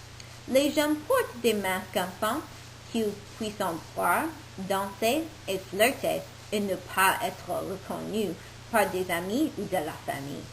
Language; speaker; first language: French; non-native, learner; English